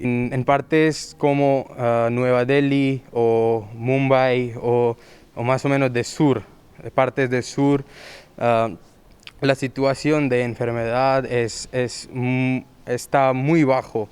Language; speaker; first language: Spanish; non-native, learner; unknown